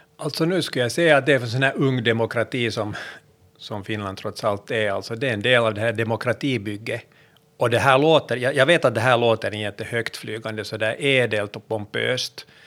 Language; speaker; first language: Swedish; native; Swedish